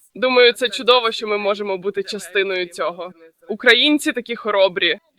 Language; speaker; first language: Ukrainian; non-native, fluent; English